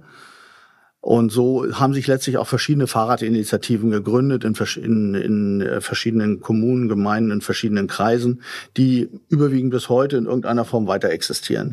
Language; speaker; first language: German; native; German